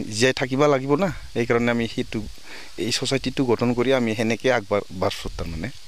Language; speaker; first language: Assamese; non-native, local second language; Bodo